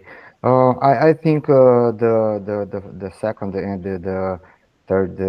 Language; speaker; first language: English; non-native, learner; Portuguese